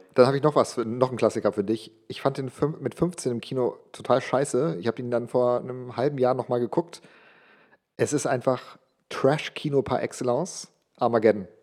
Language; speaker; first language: German; non-native, local second language; English